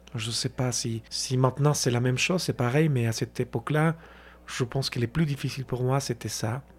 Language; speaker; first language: French; non-native, fluent; Spanish